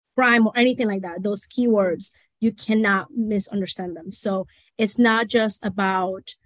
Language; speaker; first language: English; non-native, fluent; Spanish